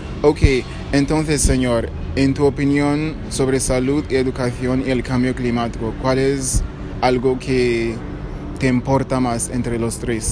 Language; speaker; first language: Spanish; non-native, fluent; English